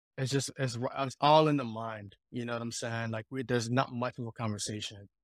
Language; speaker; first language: English; early bilingual, heritage; Italian